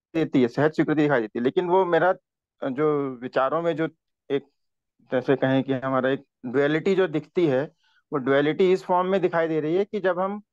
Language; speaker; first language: Hindi; native; Hindi